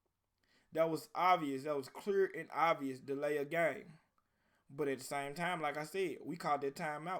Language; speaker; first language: English; native; English